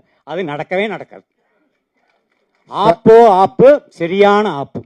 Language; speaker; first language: Tamil; native; Tamil